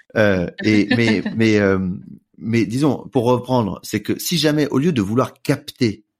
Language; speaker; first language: French; native; French